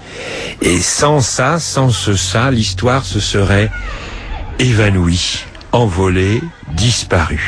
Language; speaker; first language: French; native; French